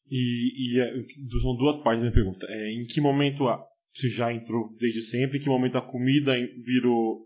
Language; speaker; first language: Portuguese; native; Portuguese